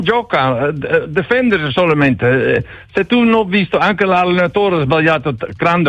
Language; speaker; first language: Italian; non-native, learner; Dutch